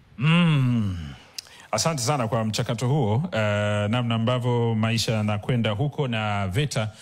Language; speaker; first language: Swahili; native; Swahili